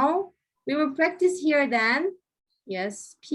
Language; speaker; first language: English; non-native, fluent; Korean